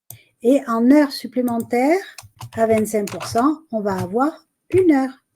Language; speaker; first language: French; native; French